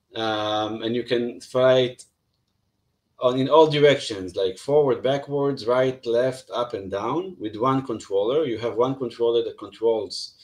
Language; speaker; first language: English; non-native, fluent; Hebrew